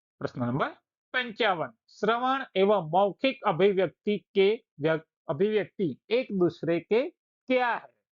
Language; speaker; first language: Hindi; non-native, local second language; Gujarati